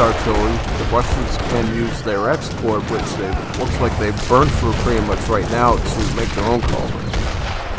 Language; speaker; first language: English; native; English